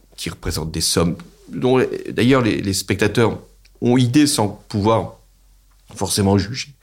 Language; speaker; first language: French; native; French